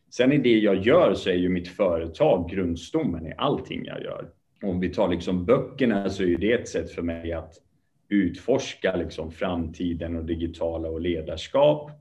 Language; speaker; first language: Swedish; early bilingual, other home language; Kurdish